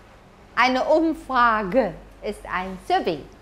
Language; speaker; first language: German; non-native, fluent; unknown